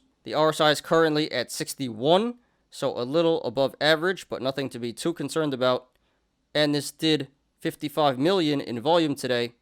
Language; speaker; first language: English; native; English